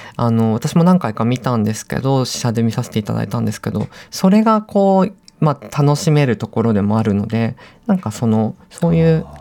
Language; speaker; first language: Japanese; native; Japanese